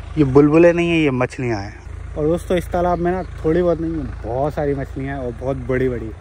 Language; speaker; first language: Hindi; native; Hindi